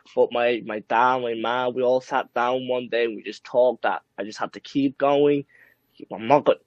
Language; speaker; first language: English; early bilingual, other home language; Spanish